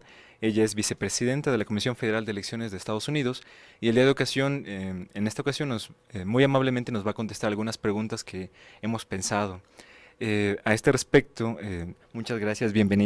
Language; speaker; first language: Spanish; native; Spanish